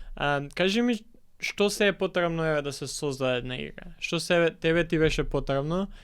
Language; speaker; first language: Macedonian; native; Macedonian